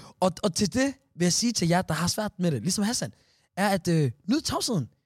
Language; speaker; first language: Danish; early bilingual, other home language; Somali